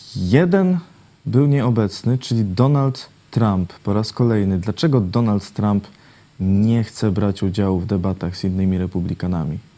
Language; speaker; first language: Polish; native; Polish